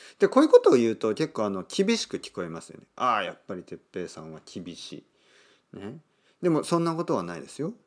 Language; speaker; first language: Japanese; native; Japanese